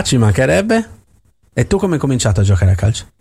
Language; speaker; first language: Italian; native; Italian